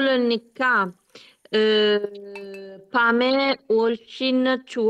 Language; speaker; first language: Korean; non-native, learner; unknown